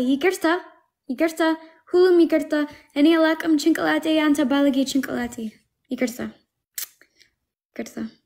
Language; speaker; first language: Amharic; non-native, learner; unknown